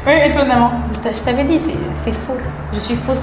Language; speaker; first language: French; native; French